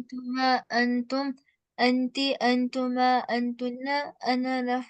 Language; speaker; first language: Arabic; non-native, learner; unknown